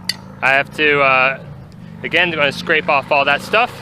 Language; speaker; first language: English; native; English